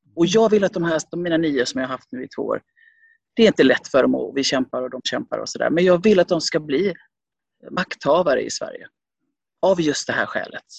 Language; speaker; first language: Swedish; early bilingual, other home language; Finnish